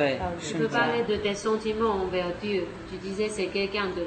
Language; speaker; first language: Chinese; non-native, learner; French